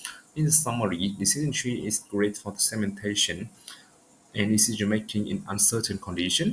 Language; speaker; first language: English; non-native, learner; Vietnamese